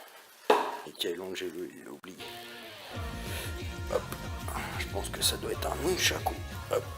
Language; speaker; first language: French; native; French